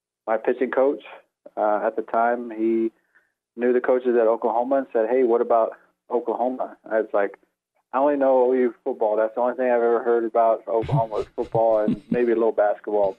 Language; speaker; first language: English; native; English